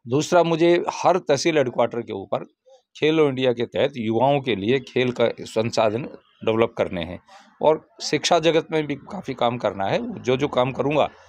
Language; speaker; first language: Hindi; native; Hindi